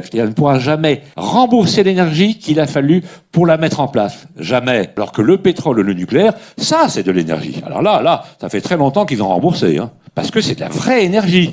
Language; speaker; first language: French; native; French